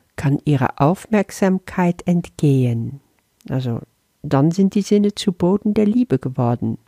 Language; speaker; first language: German; early bilingual, other home language; Dutch